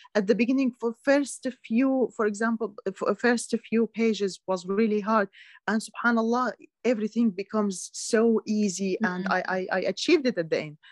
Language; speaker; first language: English; non-native, learner; Arabic